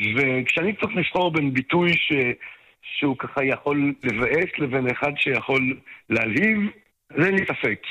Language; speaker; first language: Hebrew; non-native, fluent; French